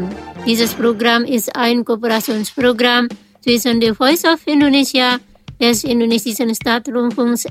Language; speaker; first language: German; non-native, fluent; Indonesian